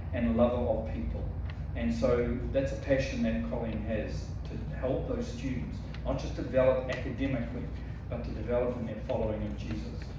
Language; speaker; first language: English; native; English